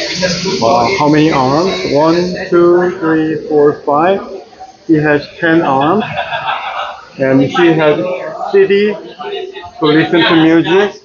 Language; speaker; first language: English; non-native, learner; Korean